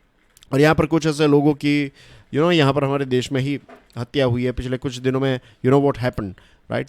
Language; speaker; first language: Hindi; native; Hindi